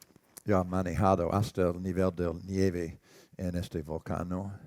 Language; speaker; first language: Spanish; non-native, learner; English